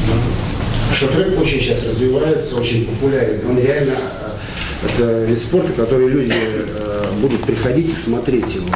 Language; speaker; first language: Russian; native; Russian